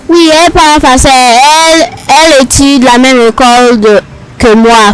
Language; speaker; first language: French; non-native, learner; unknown